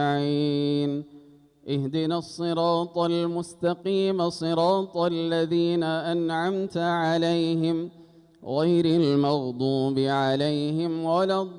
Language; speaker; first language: Arabic; native; Arabic